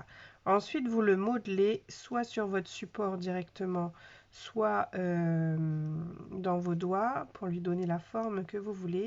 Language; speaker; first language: French; native; French